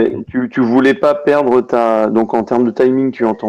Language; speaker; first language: French; native; French